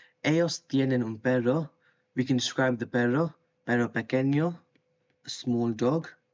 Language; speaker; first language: Spanish; non-native, learner; English